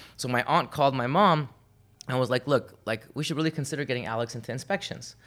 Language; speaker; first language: English; early bilingual, other home language; Armenian